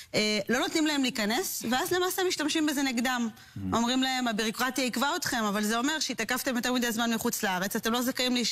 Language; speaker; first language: Hebrew; native; Hebrew